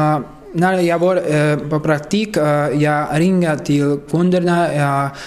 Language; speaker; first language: Swedish; non-native, learner; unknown